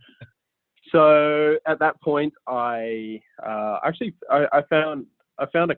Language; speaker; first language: English; native; English